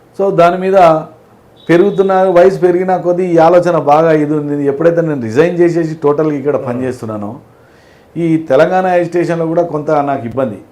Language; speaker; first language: Telugu; native; Telugu